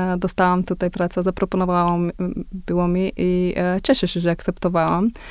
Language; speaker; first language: Polish; non-native, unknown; Macedonian